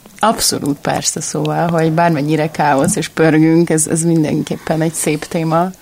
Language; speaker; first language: Hungarian; early bilingual, other home language; Bulgarian